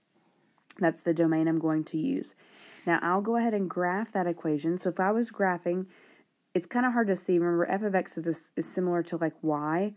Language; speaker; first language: English; native; English